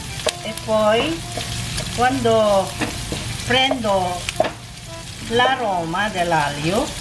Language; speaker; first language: Italian; non-native, local second language; Filipino